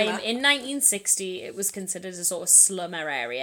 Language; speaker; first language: English; native; English